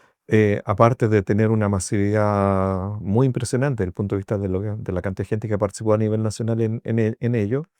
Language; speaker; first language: Spanish; native; Spanish